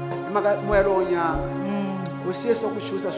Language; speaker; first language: Portuguese; non-native, local second language; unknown